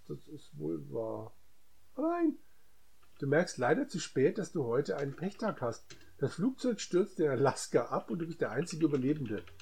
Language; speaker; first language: German; native; German